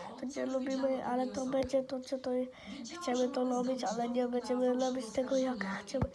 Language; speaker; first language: Polish; non-native, learner; English